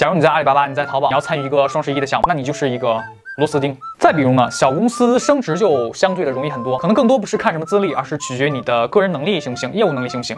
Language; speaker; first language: Chinese; native; Chinese